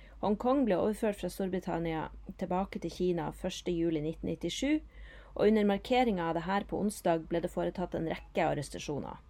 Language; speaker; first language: Norwegian; native; Norwegian